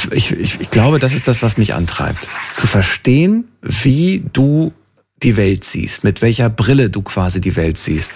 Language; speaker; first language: German; native; German